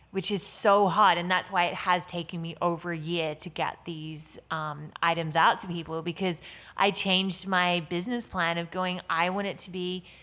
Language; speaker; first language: English; native; English